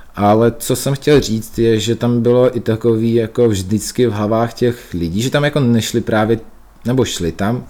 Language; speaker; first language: Czech; early bilingual, other home language; Russian